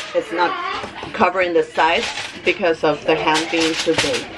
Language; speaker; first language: English; early bilingual, other home language; Spanish